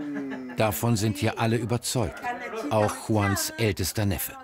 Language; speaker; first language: German; native; German